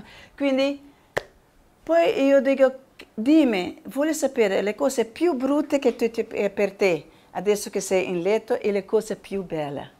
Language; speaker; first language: Italian; non-native, learner; Spanish